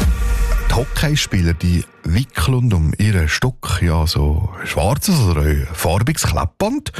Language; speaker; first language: German; native; German